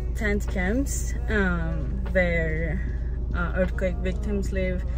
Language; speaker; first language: English; non-native, fluent; Turkish